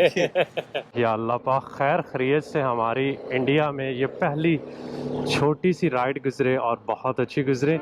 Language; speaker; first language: Urdu; native; Urdu